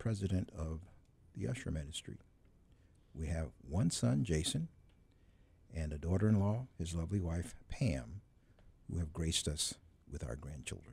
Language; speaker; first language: English; native; English